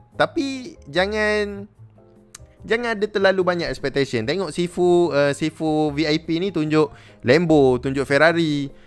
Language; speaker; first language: Malay; native; Malay